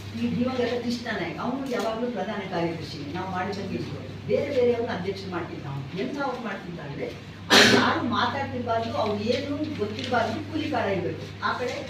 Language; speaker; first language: Kannada; non-native, local second language; Lambadi